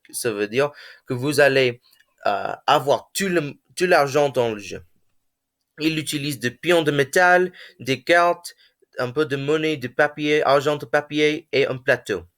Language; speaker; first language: French; non-native, learner; English